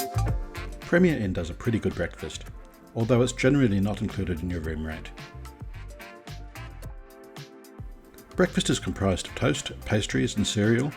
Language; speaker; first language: English; native; English